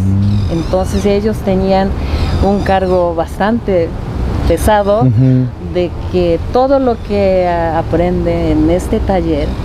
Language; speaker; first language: Spanish; non-native, fluent; Japanese